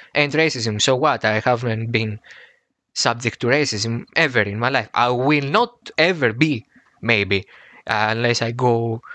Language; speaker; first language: English; non-native, fluent; Greek